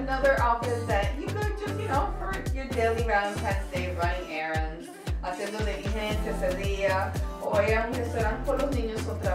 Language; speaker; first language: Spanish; early bilingual, heritage; Spanish